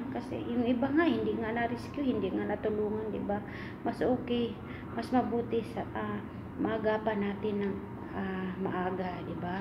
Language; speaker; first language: Filipino; non-native, local second language; Cebuano